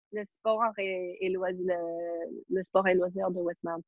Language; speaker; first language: French; non-native, fluent; English